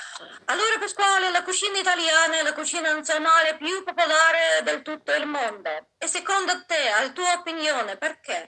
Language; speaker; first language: Italian; non-native, learner; Russian